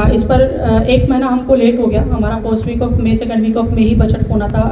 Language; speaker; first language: Hindi; non-native, local second language; Marathi